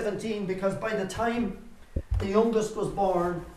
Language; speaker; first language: English; native; English